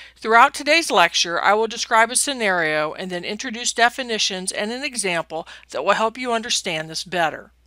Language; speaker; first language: English; native; English